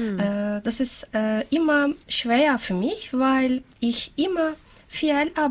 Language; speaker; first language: German; non-native, learner; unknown